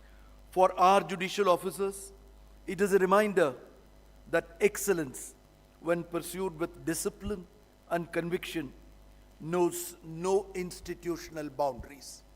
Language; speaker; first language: English; non-native, local second language; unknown